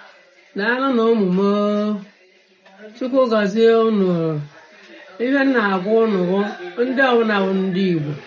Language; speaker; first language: Igbo; native; Igbo